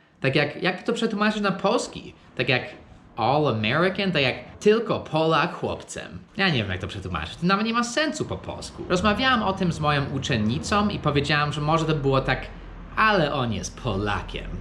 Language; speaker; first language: Polish; non-native, fluent; English